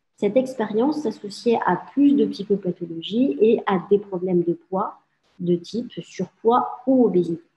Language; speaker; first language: French; native; French